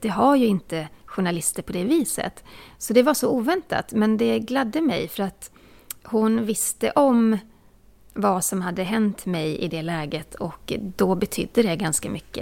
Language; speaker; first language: Swedish; native; Swedish